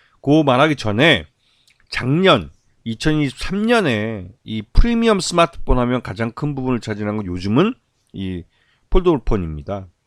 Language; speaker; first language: Korean; native; Korean